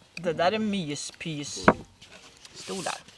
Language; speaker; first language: Swedish; native; Swedish